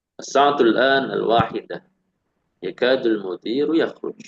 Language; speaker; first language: Arabic; non-native, fluent; Indonesian